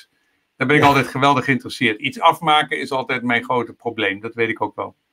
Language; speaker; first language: Dutch; native; Dutch